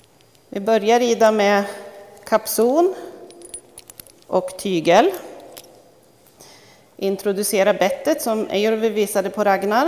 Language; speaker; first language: Swedish; native; Swedish